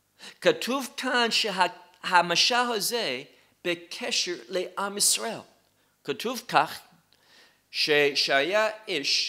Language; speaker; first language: Hebrew; non-native, fluent; English